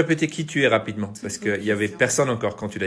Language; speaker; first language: French; native; French